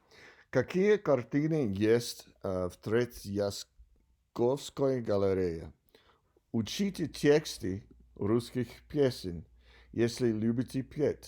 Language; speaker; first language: Russian; non-native, learner; English